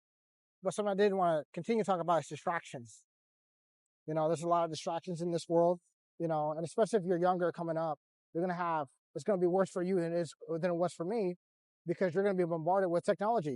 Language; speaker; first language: English; native; English